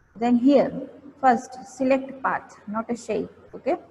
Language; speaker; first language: English; non-native, local second language; Gujarati